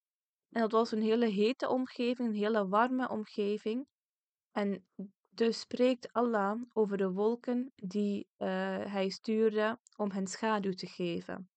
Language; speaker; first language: Dutch; early bilingual, other home language; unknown